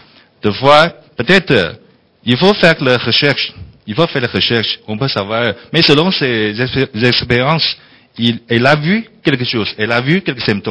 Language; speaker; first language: French; non-native, fluent; Chinese